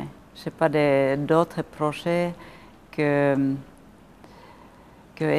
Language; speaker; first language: French; non-native, fluent; Finnish